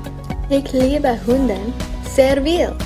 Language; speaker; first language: German; non-native, learner; English